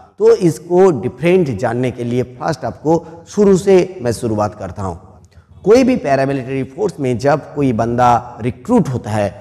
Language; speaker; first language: Hindi; non-native, local second language; Bangla